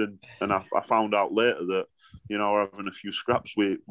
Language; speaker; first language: English; native; English